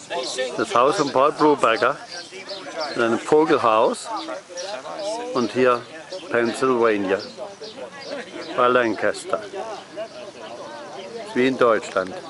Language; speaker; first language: German; native; German